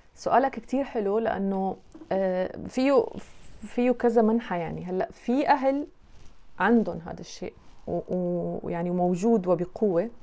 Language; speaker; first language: Arabic; native; Arabic